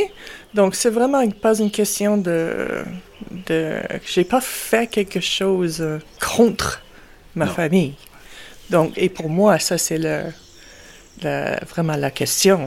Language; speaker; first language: French; non-native, fluent; English